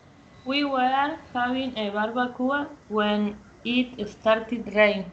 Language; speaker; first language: English; non-native, learner; Spanish